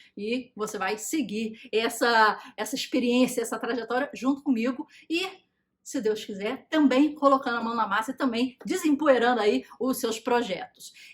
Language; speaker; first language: Portuguese; native; Portuguese